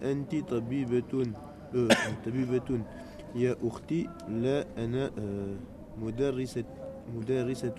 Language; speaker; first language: Arabic; non-native, learner; French